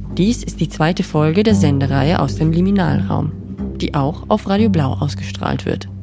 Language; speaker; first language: German; non-native, fluent; Italian